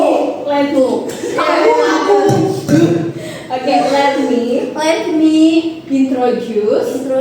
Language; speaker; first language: English; non-native, learner; Indonesian